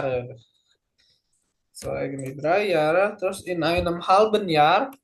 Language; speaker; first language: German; non-native, fluent; Indonesian